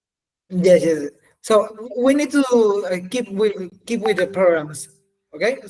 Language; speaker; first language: English; non-native, learner; Spanish